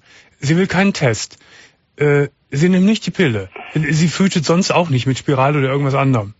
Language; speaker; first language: German; native; German